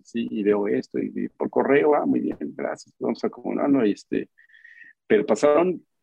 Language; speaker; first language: Spanish; native; Spanish